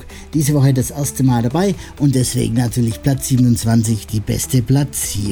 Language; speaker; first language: German; native; German